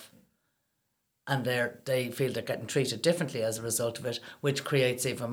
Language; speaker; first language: English; native; English